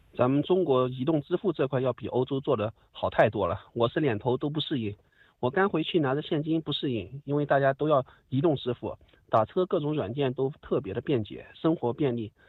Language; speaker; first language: Chinese; native; Chinese